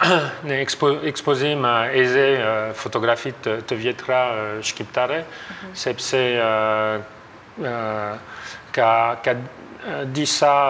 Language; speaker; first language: Albanian; non-native, learner; French